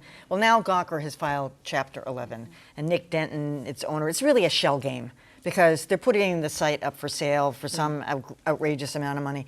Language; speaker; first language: English; native; English